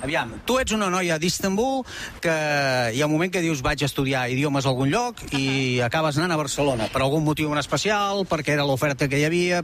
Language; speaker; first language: Catalan; native; Catalan